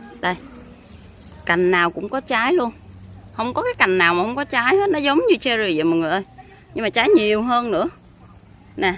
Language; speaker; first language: Vietnamese; early bilingual, heritage; Vietnamese